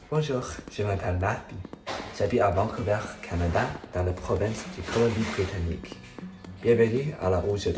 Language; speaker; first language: French; non-native, learner; English